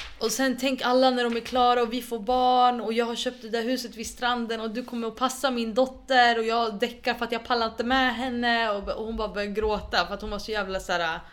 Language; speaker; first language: Swedish; early bilingual, other home language; Arabic